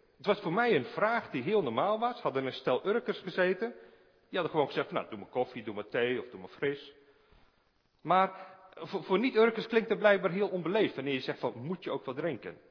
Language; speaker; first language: Dutch; native; Dutch